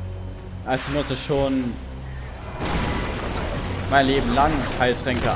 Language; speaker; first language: German; native; German